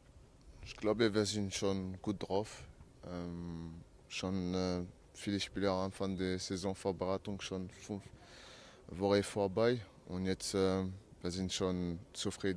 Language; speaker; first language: German; non-native, learner; French